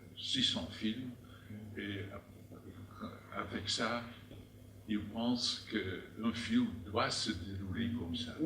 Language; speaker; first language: French; non-native, fluent; Dutch